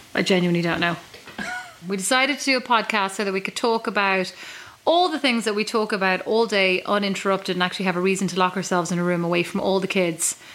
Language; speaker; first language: English; native; English